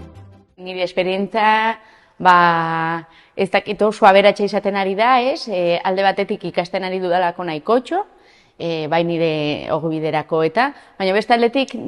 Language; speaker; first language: Basque; non-native, local second language; Spanish